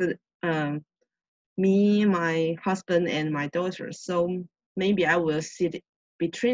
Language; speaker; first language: English; non-native, learner; Chinese